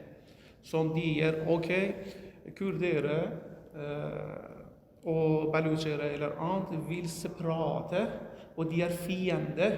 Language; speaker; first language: Norwegian; non-native, learner; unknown